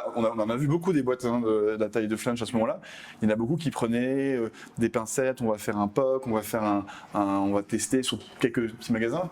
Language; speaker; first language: French; native; French